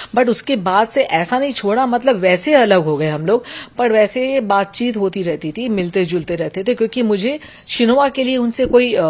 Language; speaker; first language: Hindi; native; Hindi